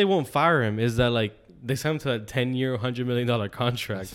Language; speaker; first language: English; native; English